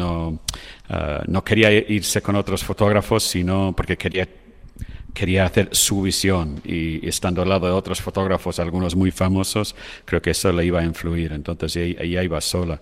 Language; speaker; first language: Spanish; non-native, fluent; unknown